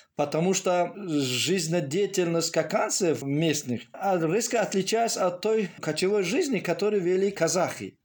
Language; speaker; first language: Russian; non-native, local second language; Tajik